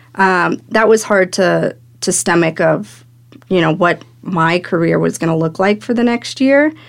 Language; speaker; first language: English; native; English